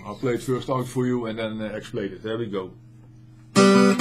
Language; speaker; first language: English; non-native, fluent; Dutch